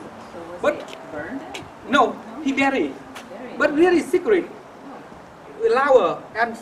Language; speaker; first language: English; non-native, learner; Vietnamese